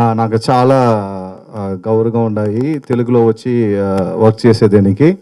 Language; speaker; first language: Telugu; non-native, learner; Tamil